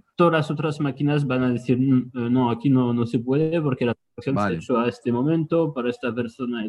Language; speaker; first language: Spanish; non-native, fluent; French